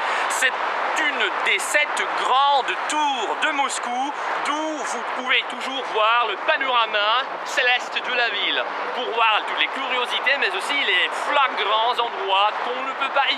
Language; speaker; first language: French; non-native, fluent; Russian